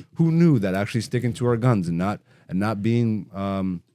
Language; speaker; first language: English; native; English